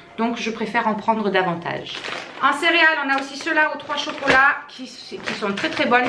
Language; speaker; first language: French; native; French